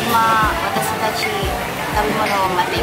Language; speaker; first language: Japanese; non-native, learner; Indonesian